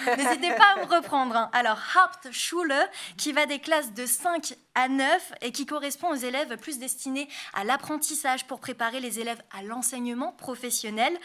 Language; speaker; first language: French; native; French